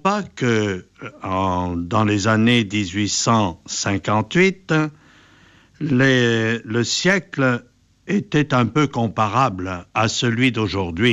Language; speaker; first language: French; native; French